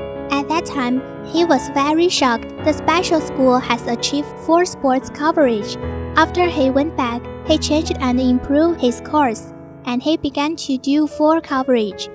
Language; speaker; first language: English; non-native, learner; Chinese